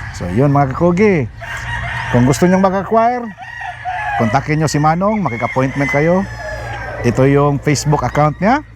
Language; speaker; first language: Filipino; non-native, local second language; Cebuano